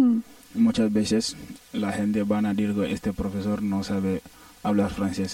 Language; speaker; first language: Spanish; non-native, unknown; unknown